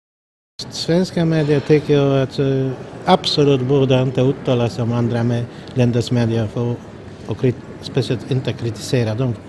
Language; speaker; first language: Swedish; non-native, fluent; Polish